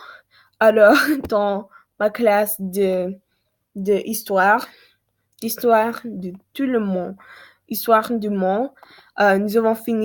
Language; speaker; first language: French; non-native, learner; English